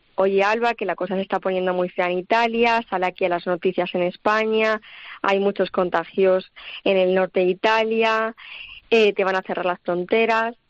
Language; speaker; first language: Spanish; native; Spanish